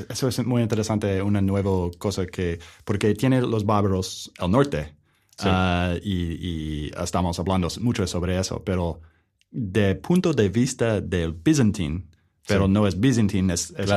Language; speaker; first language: Spanish; non-native, learner; English